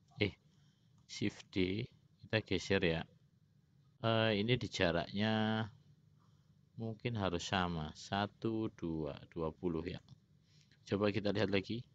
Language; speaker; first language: Indonesian; native; Indonesian